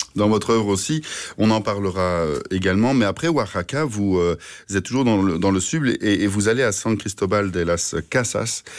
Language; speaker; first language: French; native; French